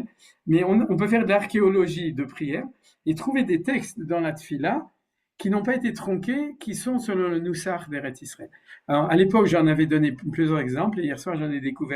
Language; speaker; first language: French; native; French